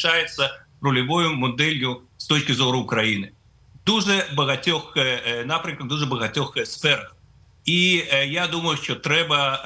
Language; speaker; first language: Ukrainian; non-native, fluent; Russian